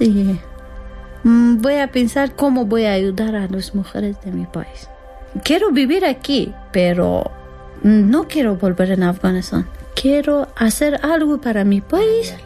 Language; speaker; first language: Spanish; non-native, learner; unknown